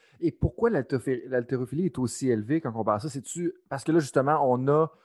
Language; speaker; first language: French; native; French